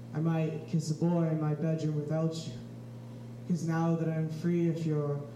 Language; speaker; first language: English; native; English